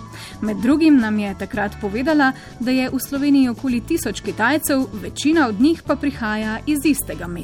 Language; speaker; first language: Slovenian; native; Slovenian